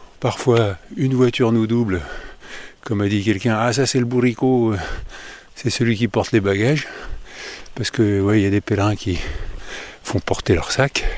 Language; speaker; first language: French; native; French